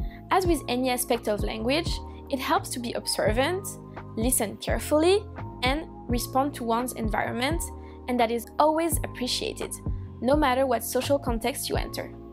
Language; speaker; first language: English; non-native, fluent; French